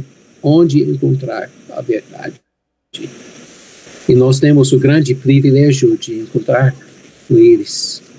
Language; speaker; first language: Portuguese; non-native, fluent; English